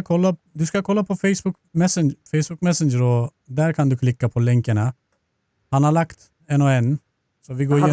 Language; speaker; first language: Swedish; non-native, fluent; Turkish